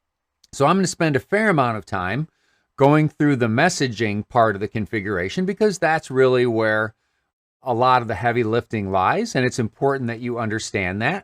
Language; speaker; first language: English; native; English